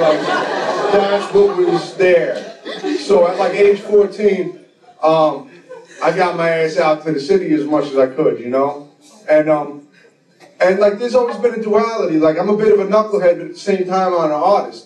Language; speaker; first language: English; native; English